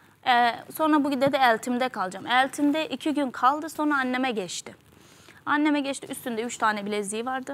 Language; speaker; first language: Turkish; native; Turkish